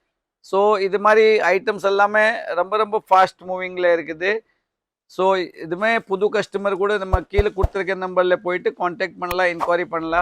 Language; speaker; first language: Tamil; non-native, fluent; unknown